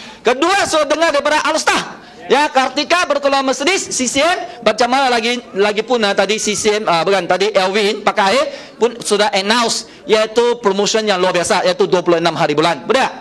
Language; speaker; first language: Malay; non-native, local second language; Chinese